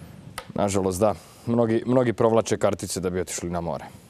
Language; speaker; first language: Croatian; native; Croatian